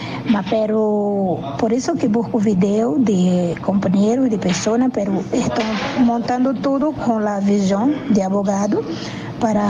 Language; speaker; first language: Spanish; non-native, learner; Portuguese